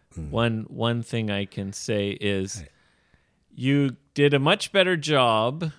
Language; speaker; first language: English; native; English